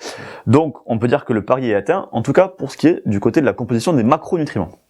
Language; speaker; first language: French; native; French